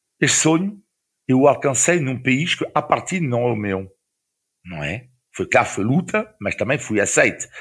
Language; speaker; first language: Portuguese; non-native, fluent; French